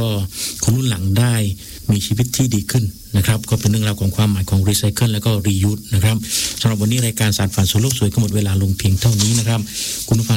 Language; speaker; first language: Thai; native; Thai